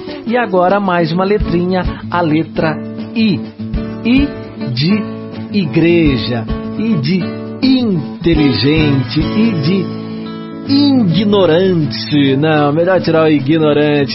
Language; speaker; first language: Portuguese; native; Portuguese